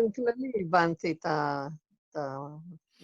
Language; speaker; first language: Hebrew; native; Hebrew